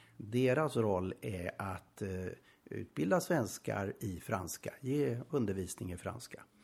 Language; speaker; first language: Swedish; native; Swedish